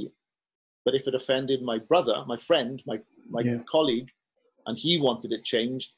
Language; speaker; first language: English; native; English